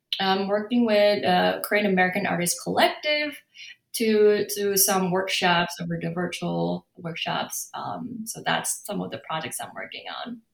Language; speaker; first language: English; non-native, fluent; Korean